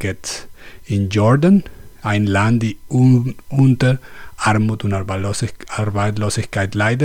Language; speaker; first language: German; non-native, learner; Spanish